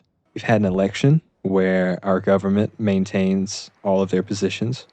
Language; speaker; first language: English; native; English